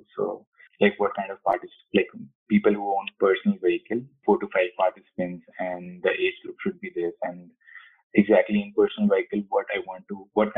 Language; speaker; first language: English; non-native, local second language; Hindi